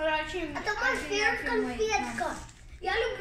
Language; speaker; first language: Russian; early bilingual, heritage; Russian